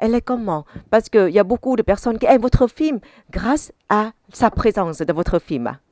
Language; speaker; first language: French; non-native, fluent; Vietnamese